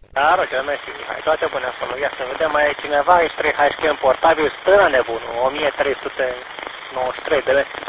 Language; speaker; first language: Romanian; native; Romanian